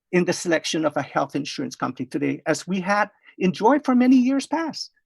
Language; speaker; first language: English; non-native, fluent; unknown